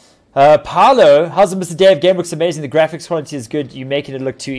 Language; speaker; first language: English; native; English